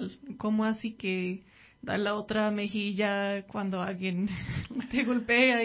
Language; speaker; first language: Spanish; non-native, fluent; English